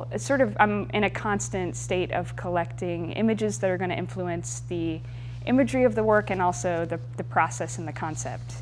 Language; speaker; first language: English; native; English